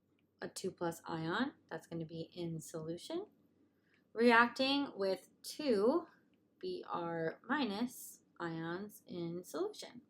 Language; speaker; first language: English; native; English